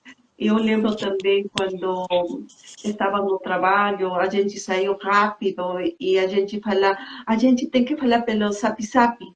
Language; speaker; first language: Portuguese; non-native, fluent; Spanish